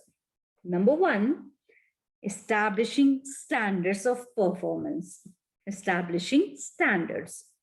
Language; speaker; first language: English; non-native, local second language; Kannada